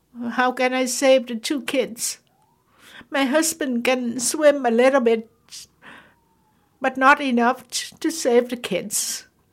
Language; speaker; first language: English; non-native, fluent; Vietnamese